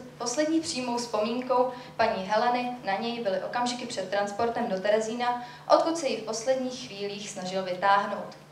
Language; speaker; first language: Czech; native; Czech